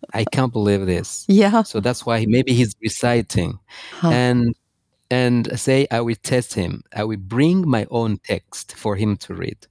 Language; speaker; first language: English; non-native, fluent; Rundi